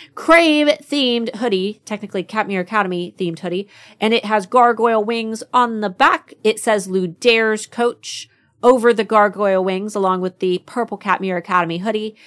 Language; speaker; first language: English; native; English